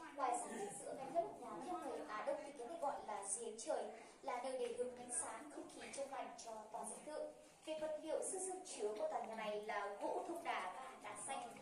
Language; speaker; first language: Vietnamese; non-native, local second language; Hmong